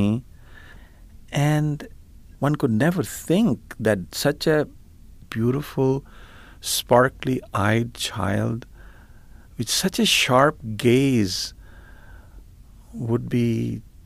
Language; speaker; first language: English; non-native, local second language; Punjabi